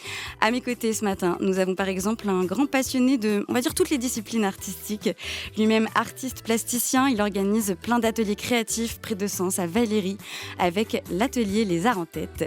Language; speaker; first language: French; native; French